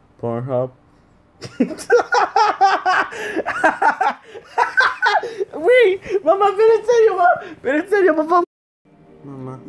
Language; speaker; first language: Spanish; early bilingual, heritage; Spanish